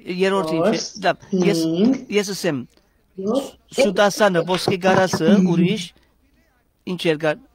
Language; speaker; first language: Armenian; early bilingual, heritage; Armenian